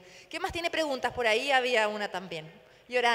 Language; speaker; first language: Spanish; native; Spanish